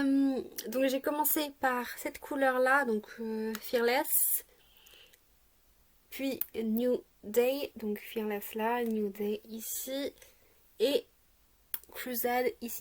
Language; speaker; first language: French; native; French